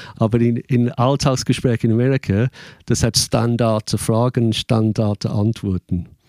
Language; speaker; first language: German; non-native, fluent; English